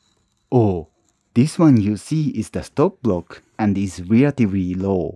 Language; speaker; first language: English; non-native, fluent; Japanese